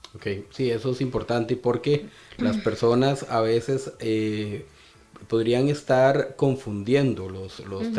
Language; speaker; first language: Spanish; native; Spanish